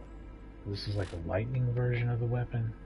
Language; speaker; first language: English; native; English